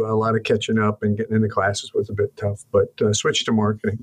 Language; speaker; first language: English; native; English